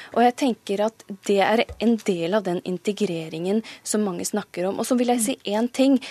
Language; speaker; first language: Norwegian; native; Norwegian